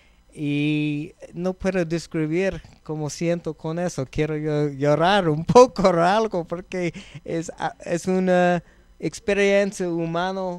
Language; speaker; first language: Spanish; non-native, learner; English